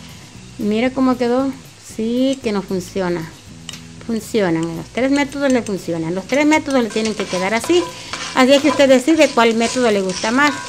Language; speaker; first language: Spanish; native; Spanish